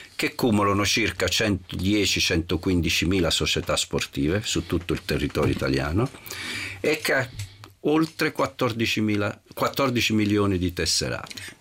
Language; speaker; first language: Italian; native; Italian